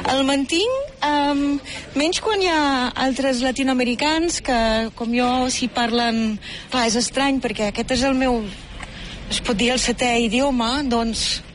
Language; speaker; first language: Catalan; non-native, fluent; German